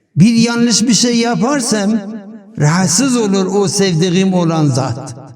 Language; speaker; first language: Turkish; non-native, local second language; Kurdish